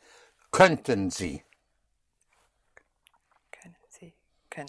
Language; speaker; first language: German; non-native, learner; English